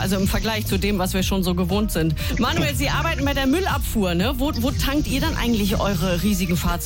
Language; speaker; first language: German; native; German